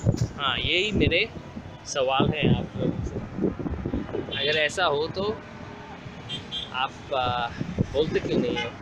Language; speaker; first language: Hindi; non-native, learner; Bangla